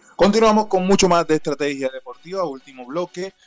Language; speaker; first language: Spanish; native; Spanish